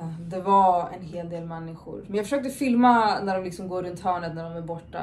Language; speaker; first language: Swedish; native; Swedish